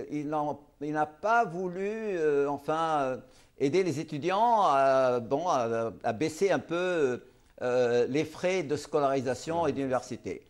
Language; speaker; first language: French; non-native, local second language; Arabic